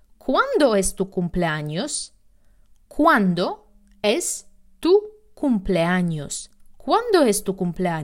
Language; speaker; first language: Spanish; non-native, fluent; Polish